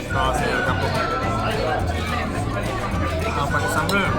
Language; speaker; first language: Indonesian; non-native, learner; German